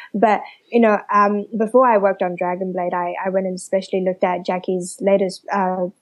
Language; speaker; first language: English; early bilingual, other home language; Chinese